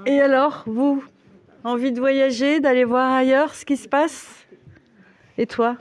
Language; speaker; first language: French; native; French